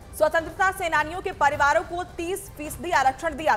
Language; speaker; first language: Hindi; native; Hindi